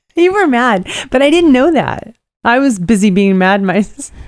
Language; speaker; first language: English; native; English